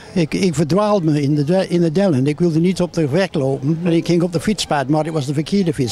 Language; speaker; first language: Dutch; non-native, fluent; English